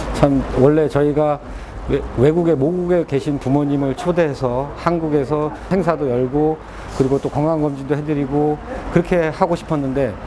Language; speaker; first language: Korean; native; Korean